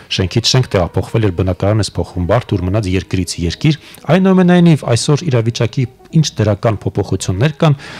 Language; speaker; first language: Armenian; native; Armenian